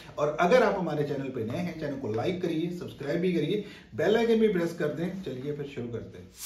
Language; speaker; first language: Urdu; native; Urdu